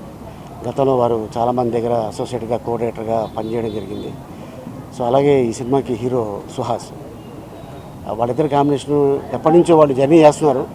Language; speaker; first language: Telugu; native; Telugu